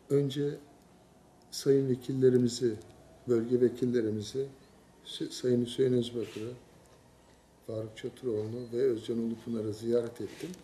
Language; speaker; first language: Turkish; native; Turkish